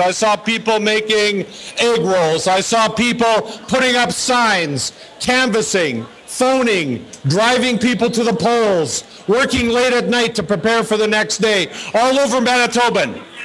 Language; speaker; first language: English; native; English